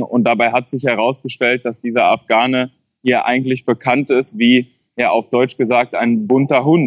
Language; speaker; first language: German; native; German